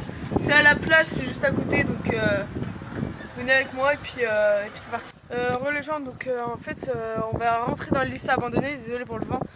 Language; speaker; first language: French; native; French